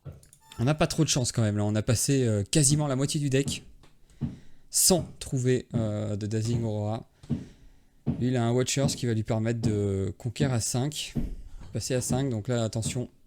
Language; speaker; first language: French; native; French